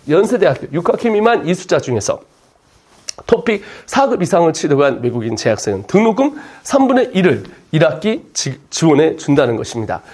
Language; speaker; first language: Korean; native; Korean